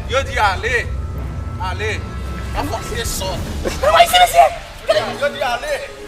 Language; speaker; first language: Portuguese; non-native, learner; Haitian Creole